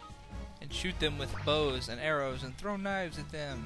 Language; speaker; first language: English; native; English